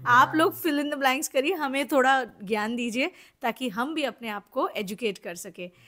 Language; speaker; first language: Hindi; native; Hindi